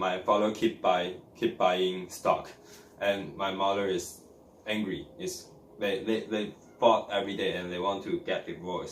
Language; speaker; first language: English; non-native, learner; Chinese